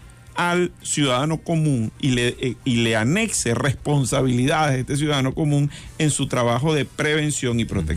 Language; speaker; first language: Spanish; native; Spanish